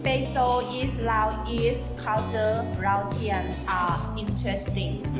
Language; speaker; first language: English; non-native, learner; Lao